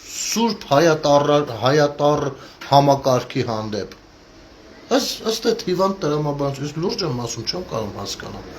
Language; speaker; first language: Armenian; native; Armenian